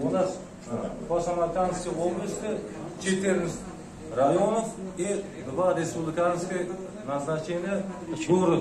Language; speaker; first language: Russian; non-native, local second language; Uzbek